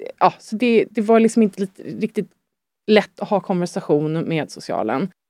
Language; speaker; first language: Swedish; native; Swedish